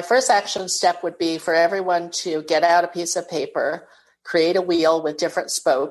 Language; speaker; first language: English; native; English